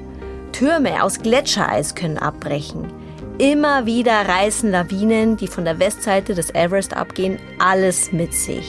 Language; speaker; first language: German; native; German